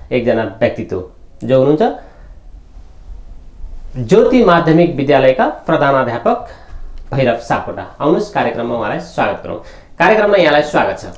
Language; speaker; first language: Nepali; native; Nepali